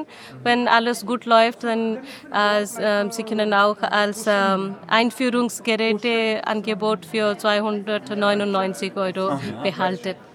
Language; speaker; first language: German; non-native, learner; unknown